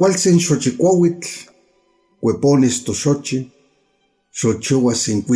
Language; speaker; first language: Spanish; non-native, local second language; Nahuatl languages